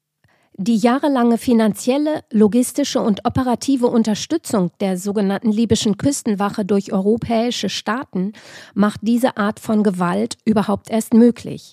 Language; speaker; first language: German; native; German